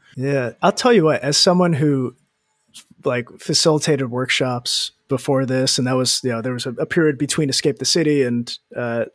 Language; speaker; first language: English; native; English